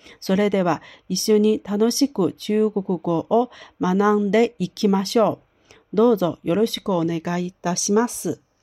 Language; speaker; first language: Japanese; non-native, fluent; Chinese